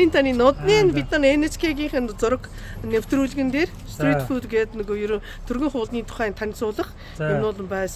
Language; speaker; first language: Mongolian; non-native, fluent; Japanese